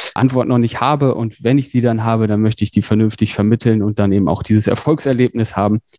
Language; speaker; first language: German; native; German